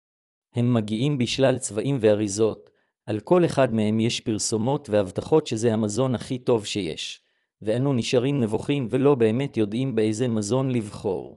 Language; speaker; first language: Hebrew; native; Hebrew